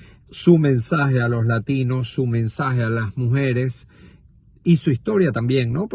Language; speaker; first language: Spanish; native; Spanish